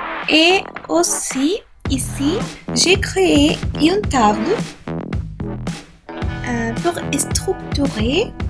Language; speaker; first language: French; non-native, learner; Spanish